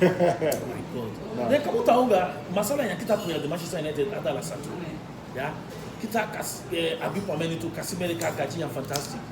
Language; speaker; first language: Indonesian; non-native, fluent; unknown